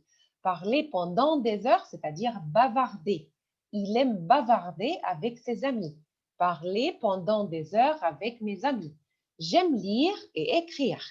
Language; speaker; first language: French; non-native, fluent; Arabic